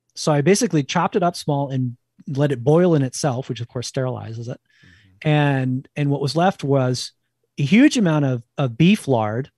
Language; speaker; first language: English; native; English